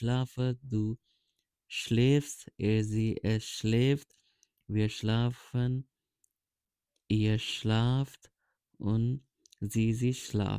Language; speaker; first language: German; non-native, fluent; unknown